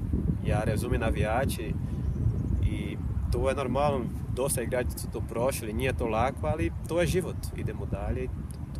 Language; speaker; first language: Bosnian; non-native, fluent; Portuguese